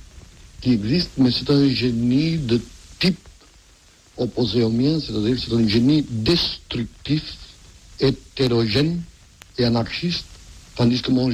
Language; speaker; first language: French; non-native, fluent; Catalan